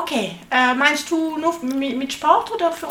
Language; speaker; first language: German; non-native, learner; French